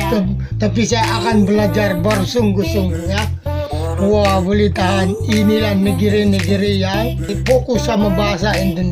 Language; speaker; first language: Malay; non-native, learner; Filipino